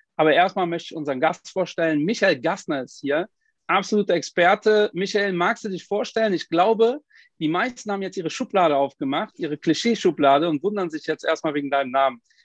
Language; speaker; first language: German; early bilingual, other home language; Portuguese